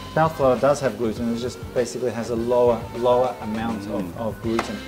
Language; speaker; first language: English; early bilingual, other home language; Italian